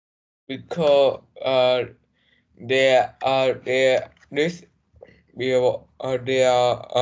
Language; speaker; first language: English; non-native, learner; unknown